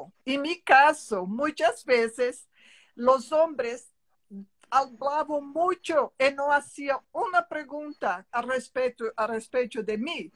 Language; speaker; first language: Spanish; non-native, learner; Portuguese